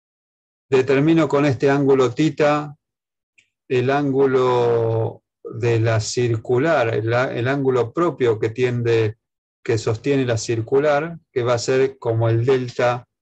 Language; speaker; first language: Spanish; native; Spanish